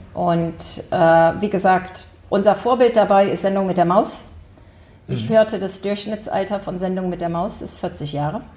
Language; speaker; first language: German; early bilingual, heritage; German